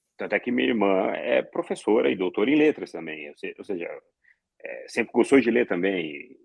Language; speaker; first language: Portuguese; early bilingual, other home language; Arabic